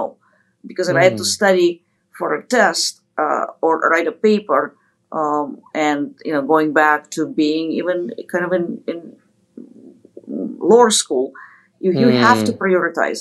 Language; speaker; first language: English; non-native, fluent; Ukrainian